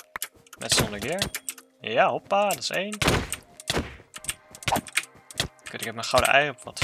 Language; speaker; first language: Dutch; native; Dutch